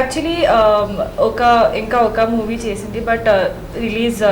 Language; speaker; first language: Telugu; non-native, learner; Hindi